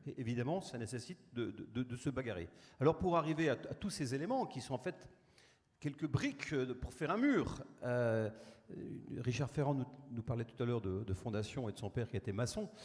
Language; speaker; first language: French; native; French